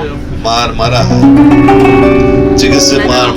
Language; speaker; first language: Chinese; non-native, learner; Turkish